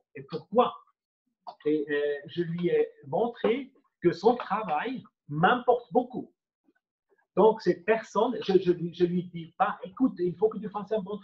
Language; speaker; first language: French; non-native, fluent; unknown